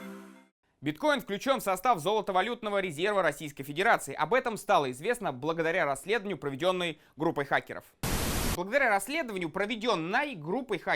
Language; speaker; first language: Russian; native; Russian